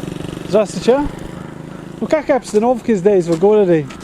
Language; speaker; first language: Russian; non-native, fluent; English